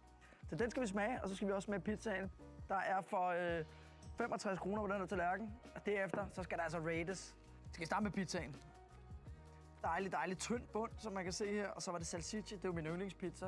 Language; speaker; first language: Danish; native; Danish